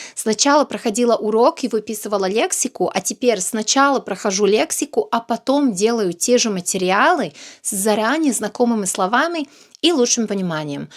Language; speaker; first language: Russian; non-native, fluent; Serbian